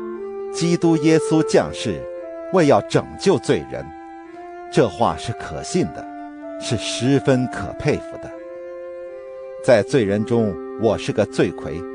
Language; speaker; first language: Chinese; native; Chinese